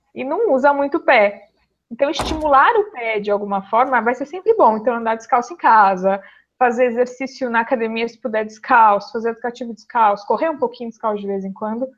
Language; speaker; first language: Portuguese; native; Portuguese